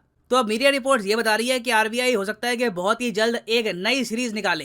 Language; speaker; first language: Hindi; native; Hindi